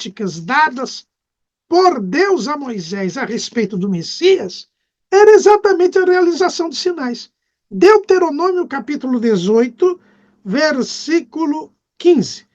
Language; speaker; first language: Portuguese; native; Portuguese